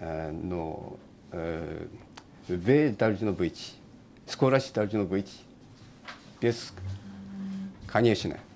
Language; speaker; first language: Russian; non-native, learner; Japanese